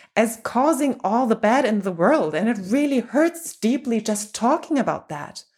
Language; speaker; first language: English; non-native, fluent; German